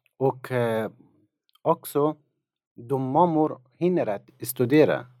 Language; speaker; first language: Swedish; non-native, learner; Persian